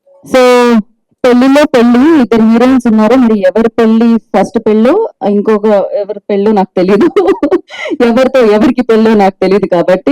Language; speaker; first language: Telugu; native; Telugu